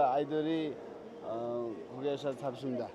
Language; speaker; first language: Korean; non-native, learner; Nepali